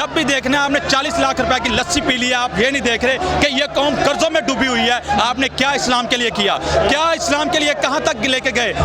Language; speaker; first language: Urdu; non-native, local second language; Punjabi